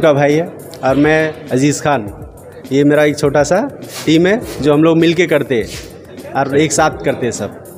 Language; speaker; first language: Hindi; native; Hindi